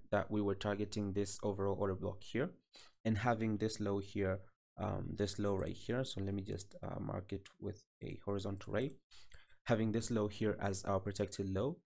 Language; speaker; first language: English; non-native, local second language; Swahili